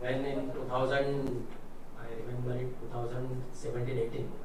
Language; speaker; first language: English; non-native, local second language; Marathi